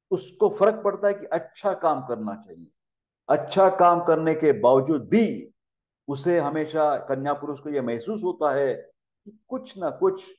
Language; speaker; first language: Hindi; non-native, local second language; Marathi